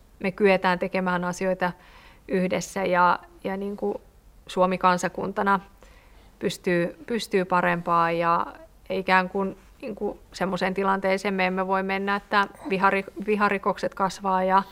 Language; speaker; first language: Finnish; early bilingual, other home language; Persian